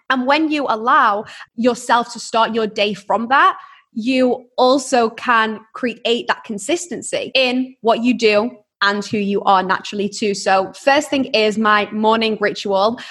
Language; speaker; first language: English; native; English